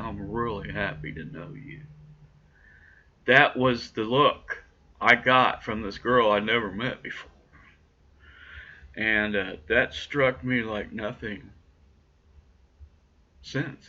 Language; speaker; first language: English; native; English